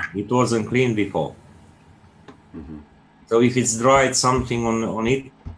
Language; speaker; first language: English; non-native, fluent; Hungarian